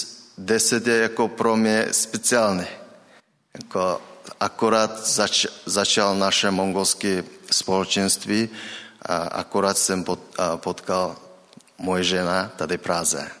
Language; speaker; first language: Czech; non-native, learner; Mongolian